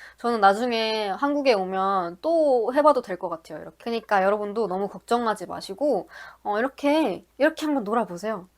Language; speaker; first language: Korean; native; Korean